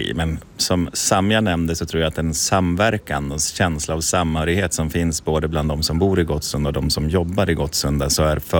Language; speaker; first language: Swedish; native; Swedish